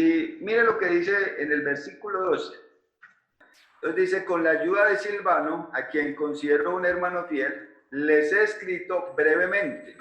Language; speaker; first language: Spanish; native; Spanish